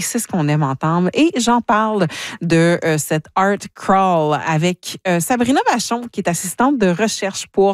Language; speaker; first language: French; native; French